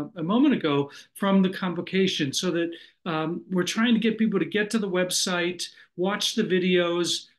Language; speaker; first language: English; native; English